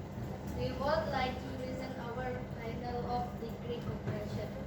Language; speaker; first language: English; non-native, learner; Indonesian